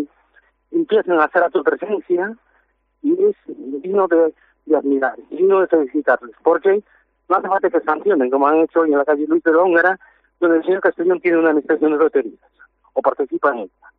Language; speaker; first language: Spanish; native; Spanish